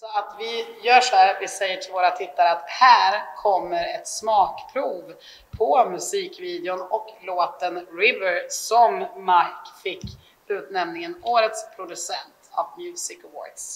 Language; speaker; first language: Swedish; native; Swedish